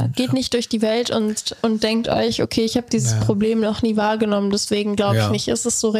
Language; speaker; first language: German; native; German